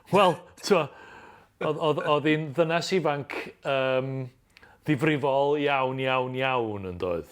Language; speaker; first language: Welsh; native; Welsh